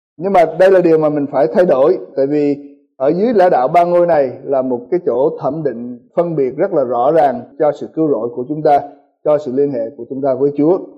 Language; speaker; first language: Vietnamese; early bilingual, heritage; Vietnamese